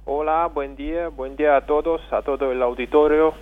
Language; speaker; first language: Spanish; non-native, fluent; Russian